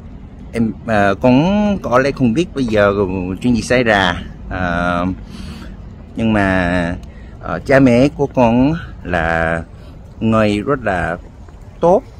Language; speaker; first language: Vietnamese; non-native, learner; Korean